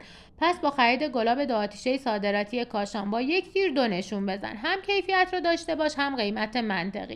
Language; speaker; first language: Persian; native; Persian